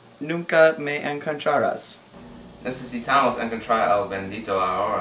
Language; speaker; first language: Spanish; non-native, learner; English